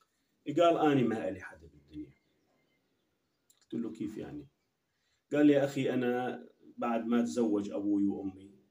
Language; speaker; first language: Arabic; native; Arabic